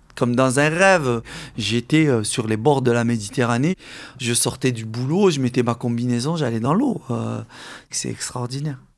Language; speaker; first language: French; non-native, local second language; Arabic